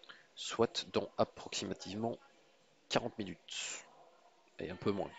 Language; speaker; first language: French; native; French